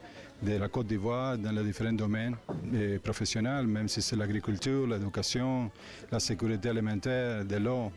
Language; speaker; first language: French; non-native, learner; Hebrew